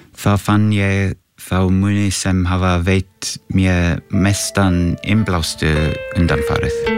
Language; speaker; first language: Icelandic; non-native, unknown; English